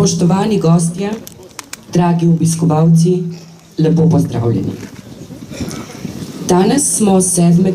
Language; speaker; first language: Slovenian; native; Slovenian